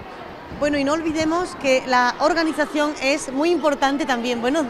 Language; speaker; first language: Spanish; native; Spanish